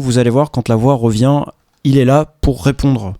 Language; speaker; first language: French; native; French